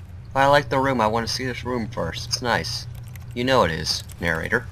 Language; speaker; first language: English; native; English